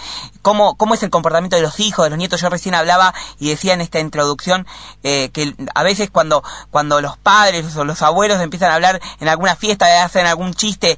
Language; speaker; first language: Spanish; native; Spanish